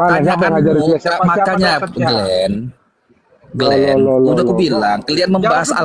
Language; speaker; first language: Indonesian; native; Indonesian